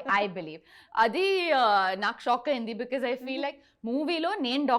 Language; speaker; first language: Telugu; non-native, learner; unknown